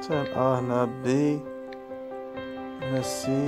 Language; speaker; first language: Arabic; native; Arabic